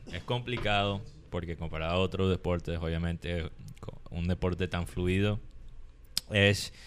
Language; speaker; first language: Spanish; non-native, fluent; English